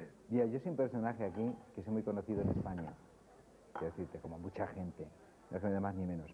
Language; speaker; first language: Spanish; native; Spanish